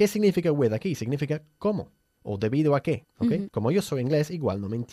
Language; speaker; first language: Spanish; non-native, fluent; English